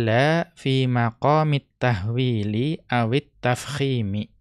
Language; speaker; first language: Arabic; non-native, fluent; Indonesian